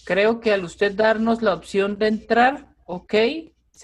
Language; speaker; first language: Spanish; native; Spanish